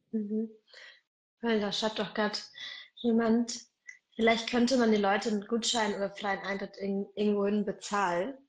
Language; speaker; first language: German; native; German